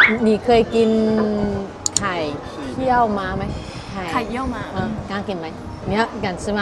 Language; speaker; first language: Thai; non-native, learner; Chinese